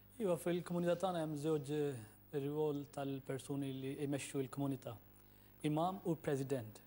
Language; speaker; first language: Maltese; non-native, fluent; Urdu